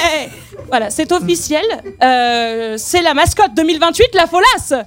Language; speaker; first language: French; native; French